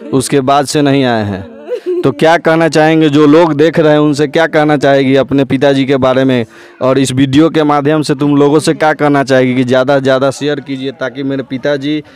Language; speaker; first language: Hindi; native; Hindi